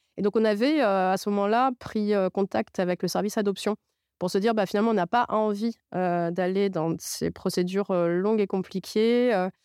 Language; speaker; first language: French; non-native, local second language; Arabic